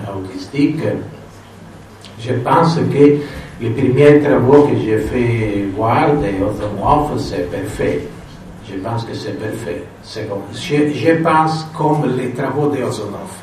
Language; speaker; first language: French; non-native, fluent; Italian